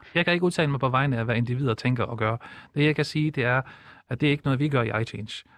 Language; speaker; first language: Danish; early bilingual, other home language; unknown